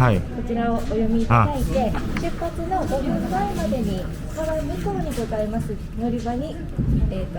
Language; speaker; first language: Japanese; native; Japanese